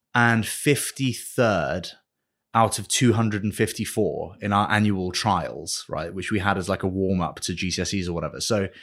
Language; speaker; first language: English; early bilingual, other home language; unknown